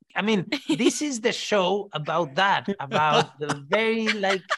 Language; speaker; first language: English; non-native, fluent; Spanish